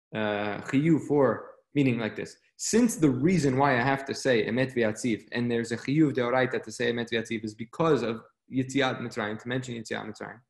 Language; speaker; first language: English; native; English